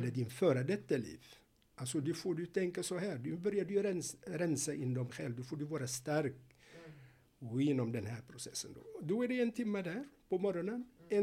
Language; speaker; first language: Swedish; non-native, fluent; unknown